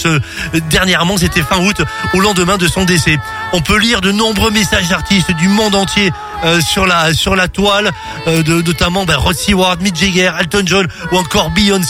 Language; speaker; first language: French; native; French